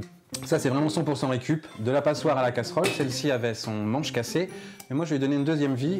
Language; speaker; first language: French; native; French